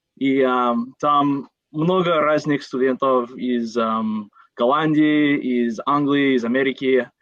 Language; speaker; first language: Russian; non-native, learner; English